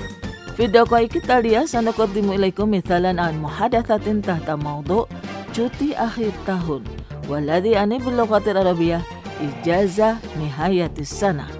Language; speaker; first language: Arabic; non-native, fluent; Indonesian